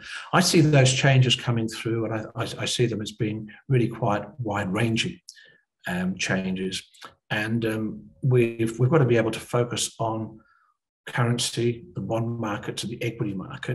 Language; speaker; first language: English; native; English